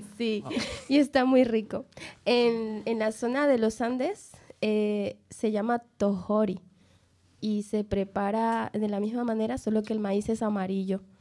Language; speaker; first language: Spanish; native; Spanish